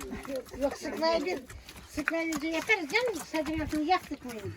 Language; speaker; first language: Turkish; native; Turkish